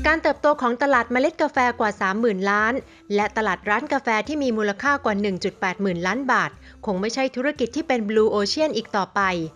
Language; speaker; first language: Thai; native; Thai